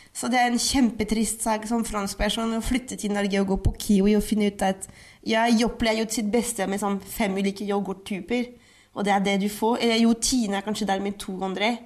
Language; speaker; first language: Norwegian; non-native, fluent; French